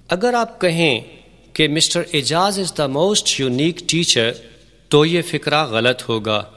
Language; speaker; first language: Urdu; native; Urdu